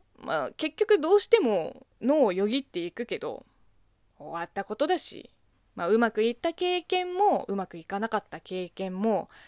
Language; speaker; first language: Japanese; non-native, fluent; Chinese